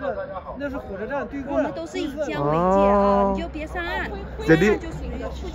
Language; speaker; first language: Chinese; native; Chinese